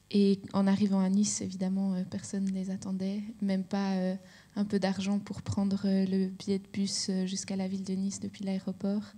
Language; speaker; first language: French; native; French